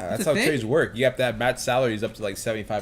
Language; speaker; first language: English; native; English